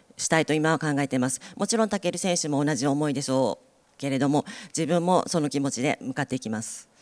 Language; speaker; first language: Japanese; native; Japanese